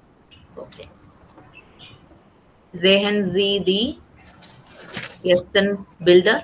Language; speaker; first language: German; non-native, fluent; Tamil